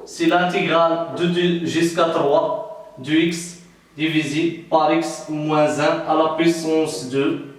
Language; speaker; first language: French; non-native, local second language; Arabic